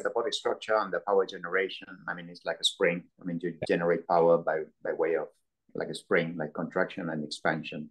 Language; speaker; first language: English; non-native, fluent; Spanish